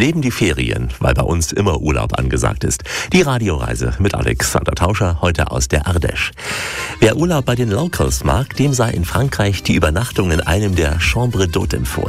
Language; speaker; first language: German; native; German